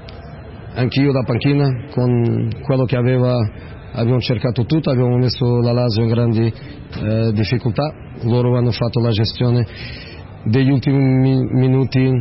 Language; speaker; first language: Italian; non-native, fluent; Portuguese